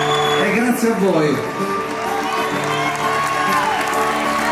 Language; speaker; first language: Italian; native; Italian